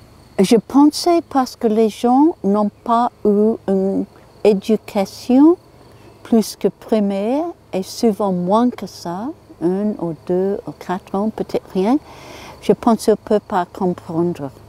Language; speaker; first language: French; non-native, learner; English